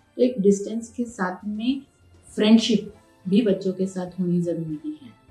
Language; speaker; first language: Hindi; native; Hindi